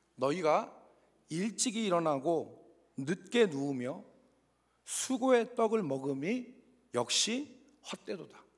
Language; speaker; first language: Korean; native; Korean